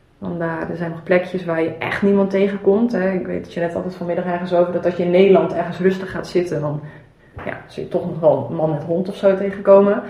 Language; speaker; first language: Dutch; early bilingual, other home language; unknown